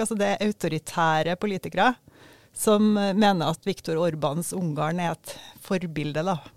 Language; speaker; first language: Norwegian; native; Norwegian